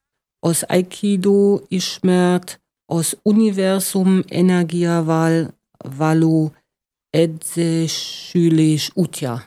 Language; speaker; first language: Hungarian; non-native, learner; German